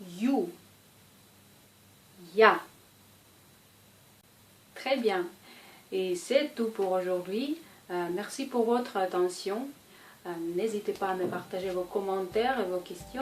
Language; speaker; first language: French; non-native, fluent; Russian